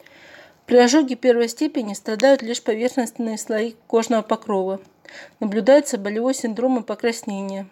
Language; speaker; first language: Russian; native; Russian